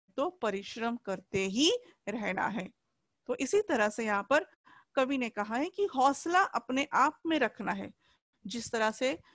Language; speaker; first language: Hindi; non-native, local second language; Marathi